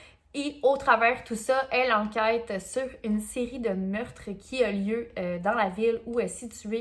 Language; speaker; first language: French; native; French